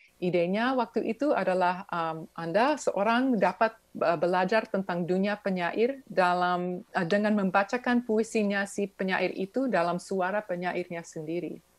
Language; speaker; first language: Indonesian; early bilingual, other home language; English